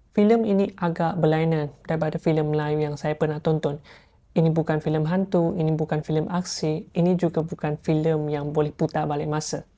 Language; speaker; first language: Malay; non-native, local second language; Chinese